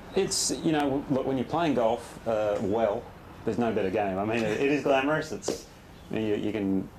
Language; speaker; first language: English; native; English